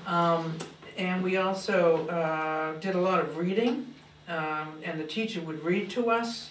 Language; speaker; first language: English; native; English